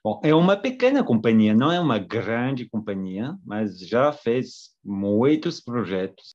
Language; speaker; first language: Portuguese; non-native, fluent; French